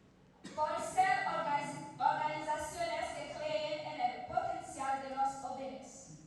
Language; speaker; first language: Spanish; non-native, learner; French